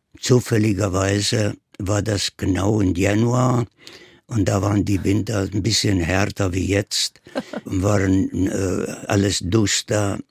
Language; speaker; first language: German; non-native, fluent; Italian